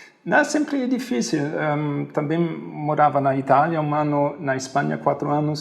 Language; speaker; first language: Portuguese; non-native, fluent; German